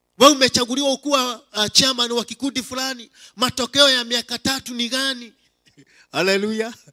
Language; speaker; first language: Swahili; non-native, local second language; Kikuyu